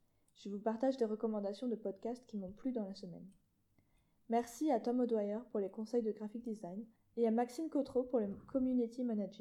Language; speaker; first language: French; native; French